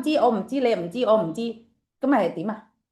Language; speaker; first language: Chinese; non-native, fluent; Indonesian